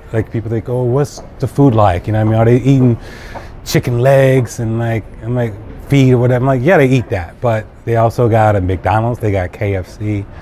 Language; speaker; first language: English; native; English